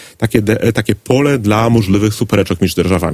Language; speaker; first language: Polish; non-native, learner; Ukrainian